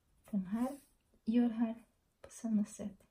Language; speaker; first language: Swedish; non-native, learner; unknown